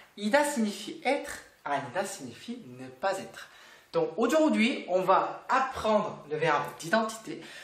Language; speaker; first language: French; non-native, fluent; Korean